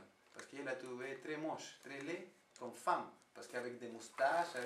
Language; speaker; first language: French; non-native, fluent; Spanish